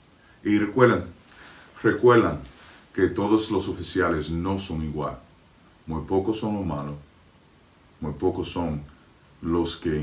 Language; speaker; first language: Spanish; non-native, fluent; English